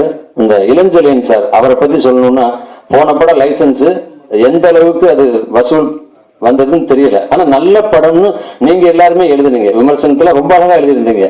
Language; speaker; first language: Tamil; native; Tamil